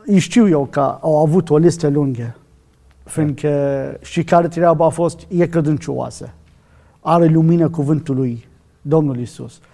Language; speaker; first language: Romanian; non-native, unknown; Arabic